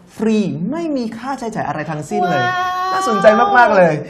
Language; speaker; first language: Thai; non-native, fluent; Chinese